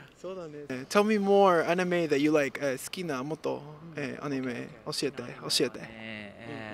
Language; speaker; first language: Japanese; non-native, learner; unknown